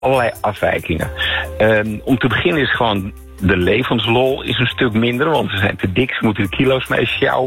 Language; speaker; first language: Dutch; native; Dutch